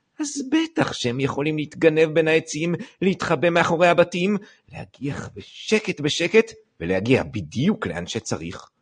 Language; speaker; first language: Hebrew; native; Hebrew